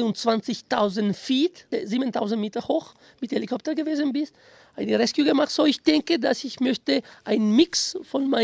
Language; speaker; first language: German; non-native, fluent; Italian